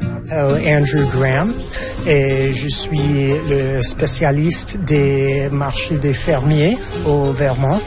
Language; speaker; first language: French; non-native, learner; English